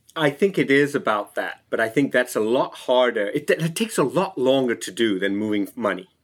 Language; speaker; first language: English; non-native, local second language; Tamil